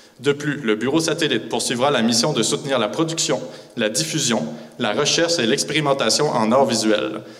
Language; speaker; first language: French; native; French